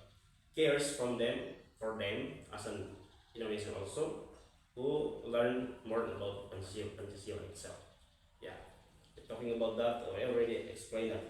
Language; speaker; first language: English; non-native, fluent; Indonesian